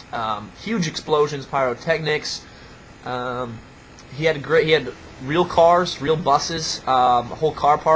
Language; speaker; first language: English; native; English